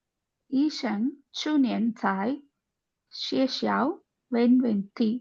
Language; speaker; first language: Chinese; non-native, learner; Tamil